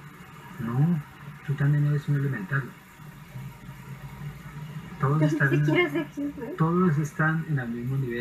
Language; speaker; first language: Spanish; native; Spanish